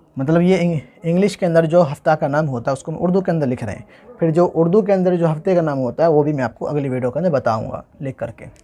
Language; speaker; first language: Hindi; native; Hindi